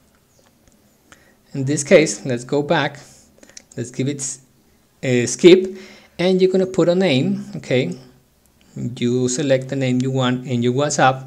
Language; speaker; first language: English; non-native, fluent; Spanish